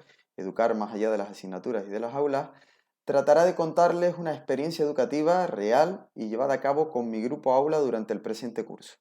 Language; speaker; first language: Spanish; native; Spanish